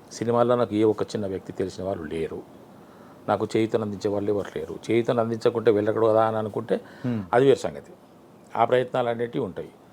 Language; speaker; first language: Telugu; native; Telugu